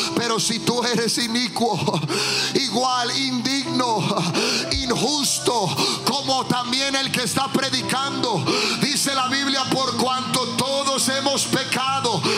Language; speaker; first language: Spanish; early bilingual, heritage; Spanish